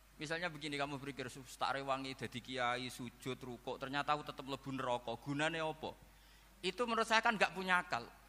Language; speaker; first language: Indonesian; non-native, local second language; Javanese